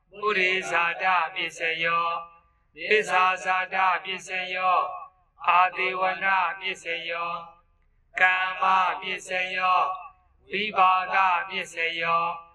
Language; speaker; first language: Burmese; native; Burmese